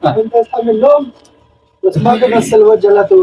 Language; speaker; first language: Arabic; non-native, learner; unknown